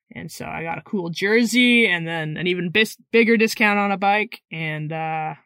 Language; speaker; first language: English; native; English